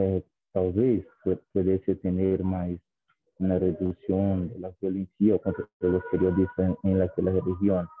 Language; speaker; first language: Spanish; non-native, fluent; Portuguese